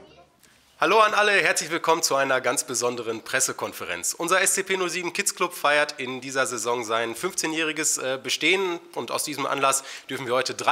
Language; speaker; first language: German; native; German